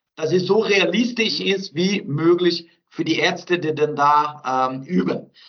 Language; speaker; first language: German; non-native, fluent; Portuguese